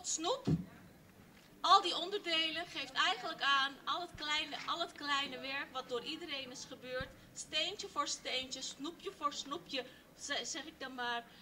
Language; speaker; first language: Dutch; early bilingual, other home language; Turkish